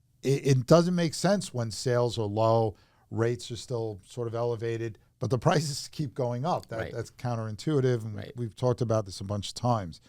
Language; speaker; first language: English; native; English